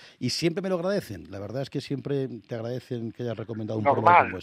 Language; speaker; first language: Spanish; native; Spanish